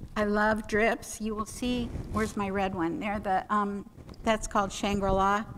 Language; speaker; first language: English; native; English